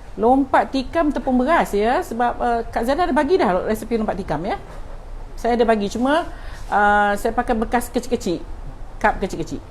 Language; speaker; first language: Malay; native; Malay